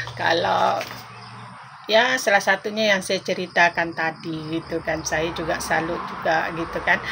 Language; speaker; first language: Malay; non-native, local second language; Minangkabau